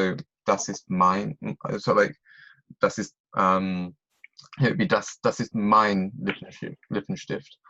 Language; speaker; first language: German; non-native, fluent; English